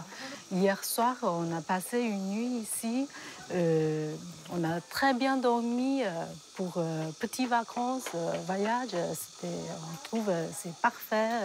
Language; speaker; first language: French; non-native, learner; Chinese